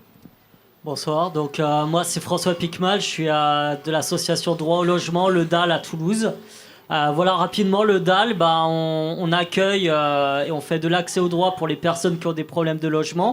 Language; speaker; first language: French; native; French